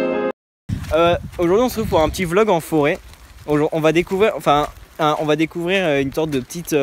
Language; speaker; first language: French; native; French